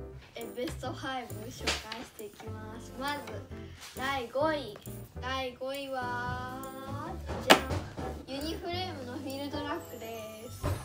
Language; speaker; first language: Japanese; native; Japanese